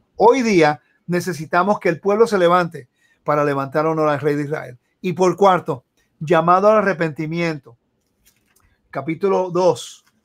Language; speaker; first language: Spanish; early bilingual, heritage; Spanish